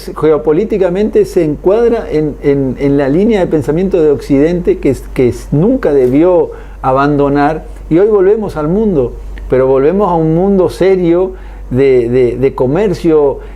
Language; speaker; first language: Spanish; native; Spanish